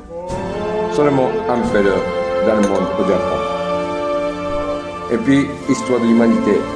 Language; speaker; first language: French; non-native, learner; Japanese